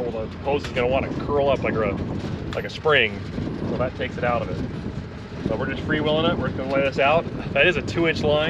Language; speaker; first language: English; native; English